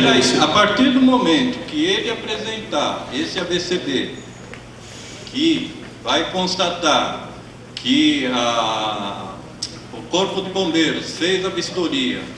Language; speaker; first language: Portuguese; native; Portuguese